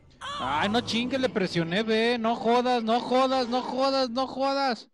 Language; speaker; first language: Spanish; native; Spanish